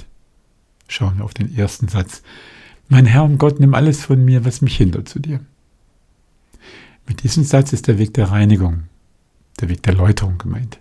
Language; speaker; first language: German; native; German